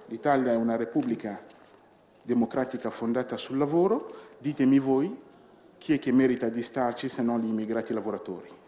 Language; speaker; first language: Italian; non-native, fluent; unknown